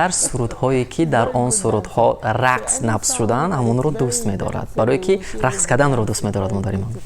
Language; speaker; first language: Persian; non-native, fluent; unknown